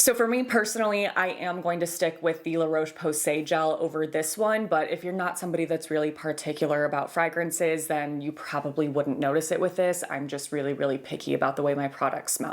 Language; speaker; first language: English; native; English